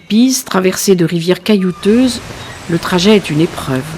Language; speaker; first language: French; native; French